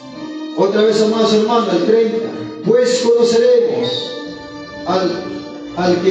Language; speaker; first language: Spanish; non-native, local second language; Quechua